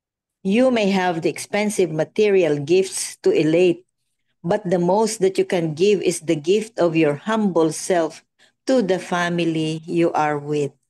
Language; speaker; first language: English; non-native, local second language; Filipino